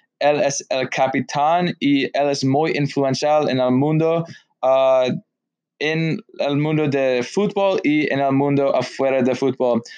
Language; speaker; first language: Spanish; non-native, learner; English